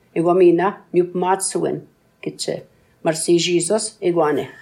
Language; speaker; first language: English; non-native, fluent; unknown